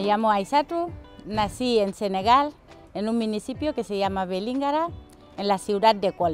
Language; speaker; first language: Spanish; non-native, fluent; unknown